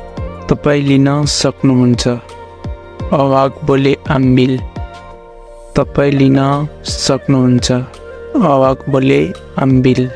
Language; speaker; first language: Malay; non-native, fluent; Nepali